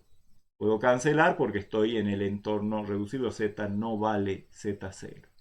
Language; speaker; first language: Spanish; native; Spanish